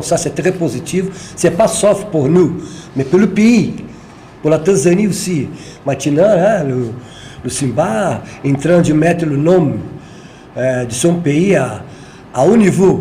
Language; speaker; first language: French; non-native, fluent; Portuguese